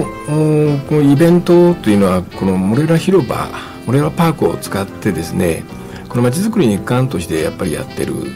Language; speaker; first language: Japanese; native; Japanese